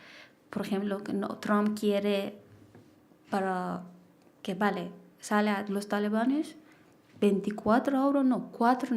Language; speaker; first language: Spanish; non-native, learner; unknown